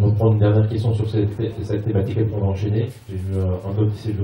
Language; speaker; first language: French; native; French